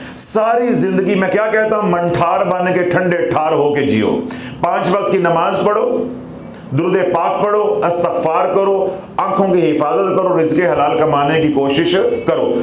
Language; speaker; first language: Urdu; non-native, local second language; Punjabi